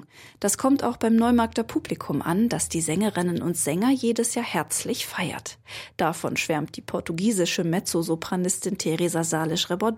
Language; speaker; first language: German; native; German